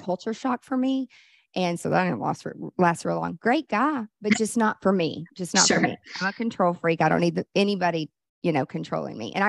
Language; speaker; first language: English; native; English